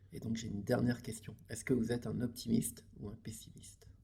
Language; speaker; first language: French; native; French